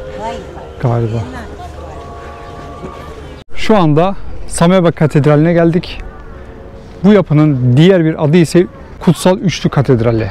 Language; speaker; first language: Turkish; native; Turkish